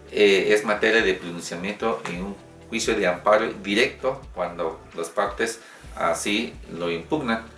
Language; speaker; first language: Spanish; native; Spanish